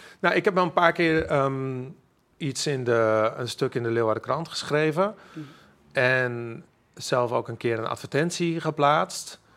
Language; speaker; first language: Dutch; non-native, local second language; Western Frisian